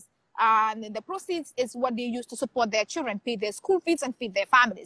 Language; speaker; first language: English; non-native, local second language; Wolof